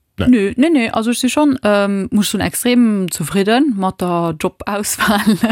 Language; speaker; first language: Luxembourgish; early bilingual, other home language; Italian